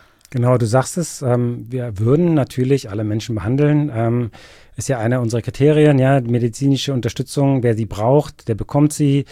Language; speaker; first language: German; native; German